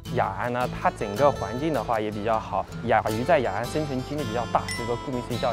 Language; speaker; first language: Chinese; native; Chinese